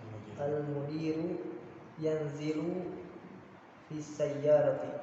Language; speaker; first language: Arabic; non-native, learner; Indonesian